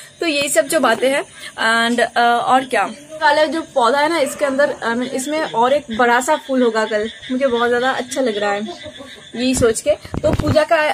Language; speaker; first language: Hindi; non-native, local second language; Bangla